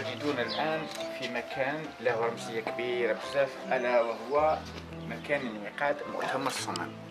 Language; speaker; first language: Arabic; native; Arabic